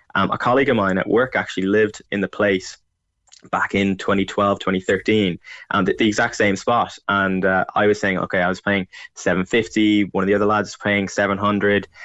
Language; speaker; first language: English; native; English